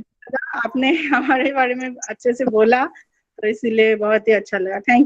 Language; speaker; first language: Hindi; non-native, local second language; Assamese